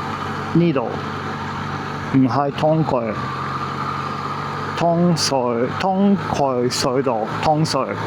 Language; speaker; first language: Chinese; non-native, learner; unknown